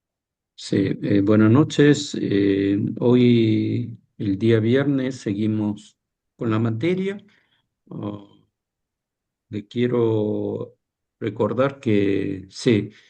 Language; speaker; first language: Spanish; non-native, fluent; Korean